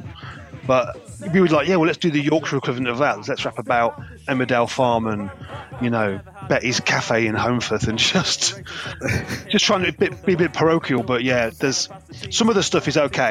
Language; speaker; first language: English; native; English